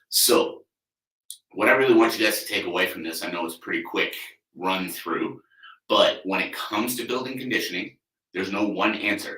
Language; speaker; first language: English; native; English